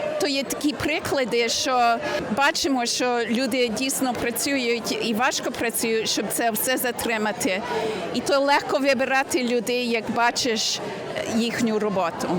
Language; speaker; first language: Ukrainian; early bilingual, heritage; Ukrainian